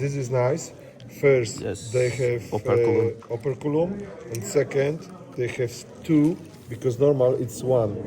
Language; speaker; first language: English; non-native, learner; Polish